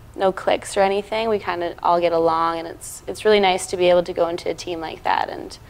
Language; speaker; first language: English; native; English